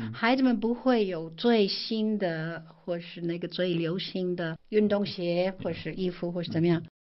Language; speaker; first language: Chinese; non-native, fluent; English